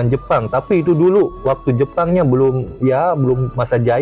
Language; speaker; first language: Indonesian; native; Indonesian